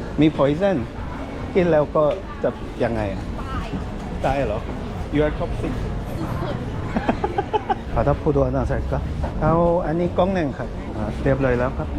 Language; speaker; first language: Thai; non-native, fluent; Korean